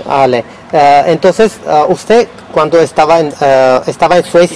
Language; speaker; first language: Spanish; non-native, fluent; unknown